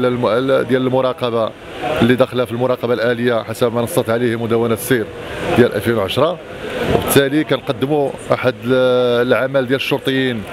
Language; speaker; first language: Arabic; native; Arabic